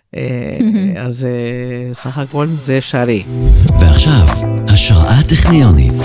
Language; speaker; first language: Hebrew; non-native, fluent; Spanish